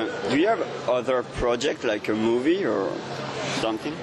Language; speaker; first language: English; non-native, learner; French